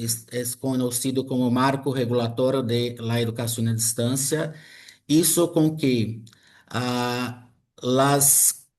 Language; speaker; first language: Spanish; non-native, fluent; Portuguese